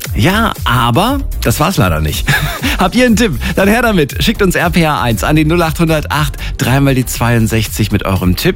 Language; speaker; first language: German; native; German